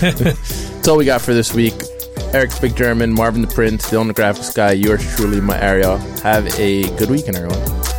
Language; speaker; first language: English; native; English